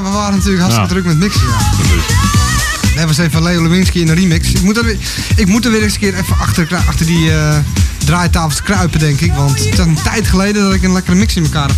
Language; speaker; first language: Dutch; native; Dutch